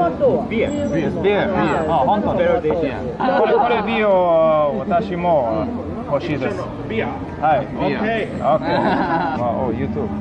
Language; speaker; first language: Japanese; non-native, learner; English